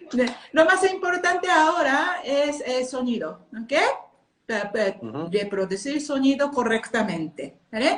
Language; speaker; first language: Spanish; non-native, learner; Japanese